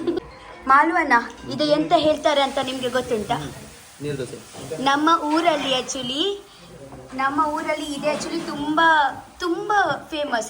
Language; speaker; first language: Kannada; non-native, local second language; Tulu